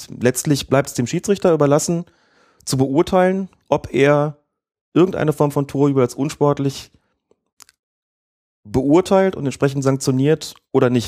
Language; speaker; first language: German; native; German